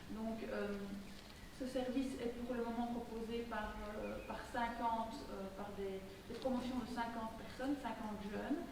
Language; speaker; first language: French; native; French